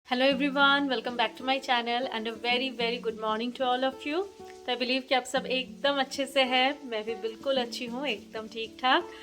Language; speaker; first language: Hindi; non-native, local second language; Bangla